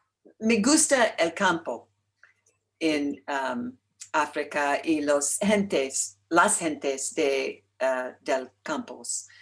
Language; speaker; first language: Spanish; non-native, learner; English